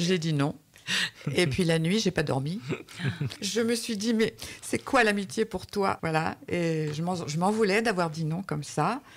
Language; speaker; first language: French; native; French